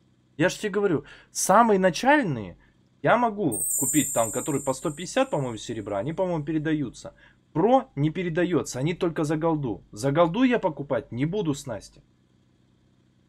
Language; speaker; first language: Russian; native; Russian